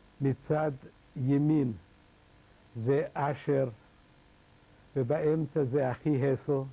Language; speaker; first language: Hebrew; non-native, fluent; Yiddish